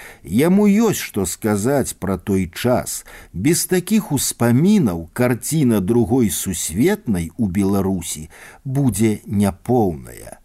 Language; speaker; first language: Belarusian; native; Belarusian